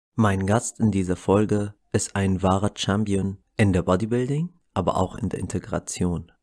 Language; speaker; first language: German; non-native, fluent; Arabic